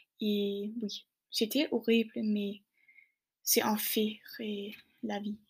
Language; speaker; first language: French; non-native, learner; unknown